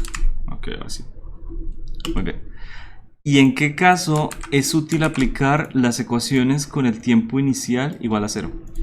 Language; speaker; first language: Spanish; native; Spanish